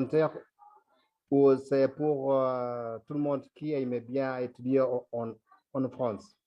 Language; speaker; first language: French; non-native, learner; Swahili